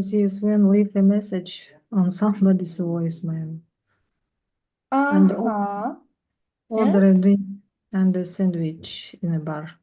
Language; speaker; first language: English; non-native, learner; Russian